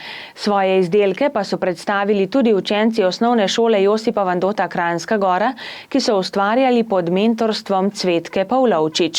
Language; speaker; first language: Slovenian; native; Slovenian